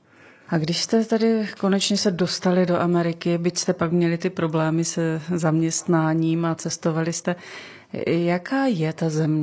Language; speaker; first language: Czech; native; Czech